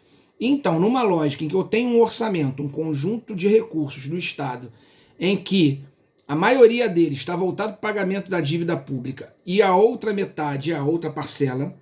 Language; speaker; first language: Portuguese; native; Portuguese